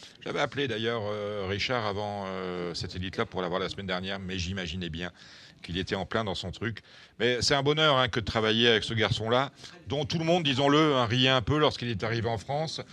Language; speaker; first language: French; native; French